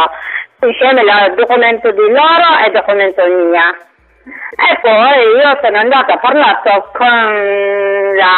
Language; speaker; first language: Italian; non-native, learner; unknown